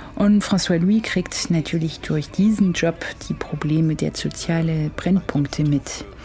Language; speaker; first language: German; non-native, fluent; French